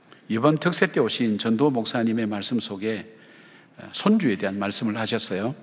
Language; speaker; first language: Korean; native; Korean